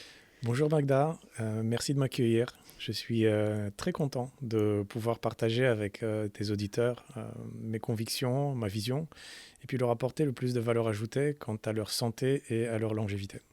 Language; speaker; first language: French; native; French